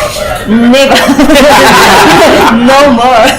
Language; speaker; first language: English; non-native, fluent; Japanese